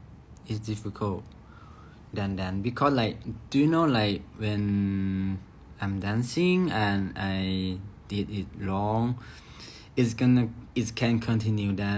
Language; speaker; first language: English; non-native, learner; Thai